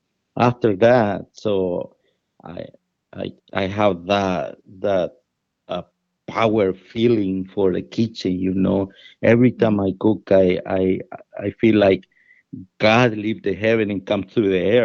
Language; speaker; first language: English; non-native, fluent; Spanish